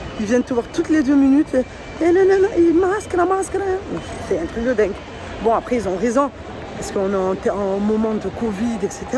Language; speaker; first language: French; early bilingual, other home language; Fula